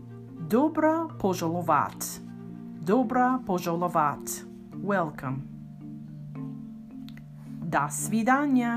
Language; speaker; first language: Russian; non-native, learner; English